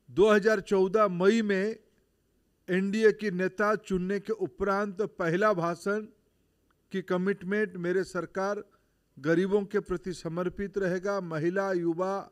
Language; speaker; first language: Hindi; non-native, local second language; Odia